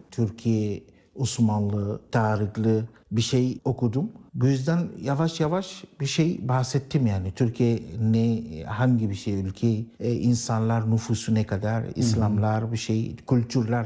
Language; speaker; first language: Turkish; non-native, learner; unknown